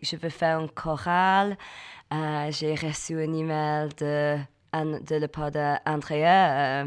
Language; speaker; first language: French; non-native, learner; English